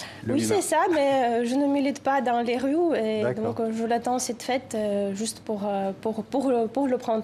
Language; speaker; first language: French; non-native, fluent; Ukrainian